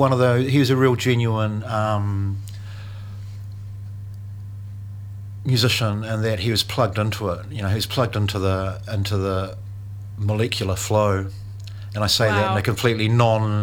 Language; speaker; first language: English; native; English